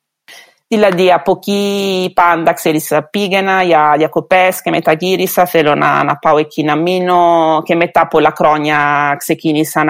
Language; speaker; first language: Greek; non-native, fluent; Italian